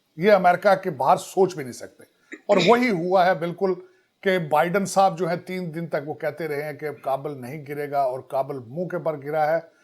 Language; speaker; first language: Urdu; non-native, local second language; Punjabi